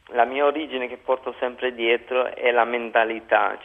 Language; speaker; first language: Italian; early bilingual, other home language; Albanian